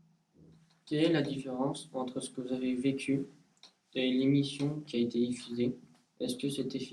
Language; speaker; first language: French; native; French